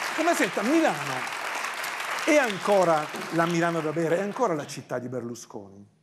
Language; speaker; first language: Italian; native; Italian